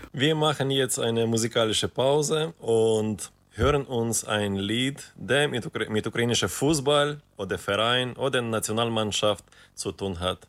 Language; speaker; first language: German; non-native, fluent; Ukrainian